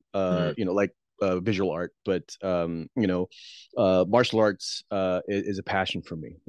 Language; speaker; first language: English; non-native, local second language; Filipino